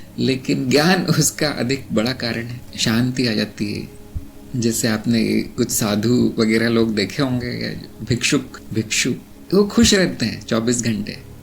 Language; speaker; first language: Hindi; non-native, local second language; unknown